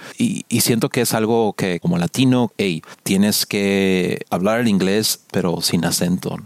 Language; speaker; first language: Spanish; native; Spanish